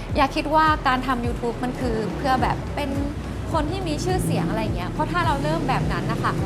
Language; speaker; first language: Thai; native; Thai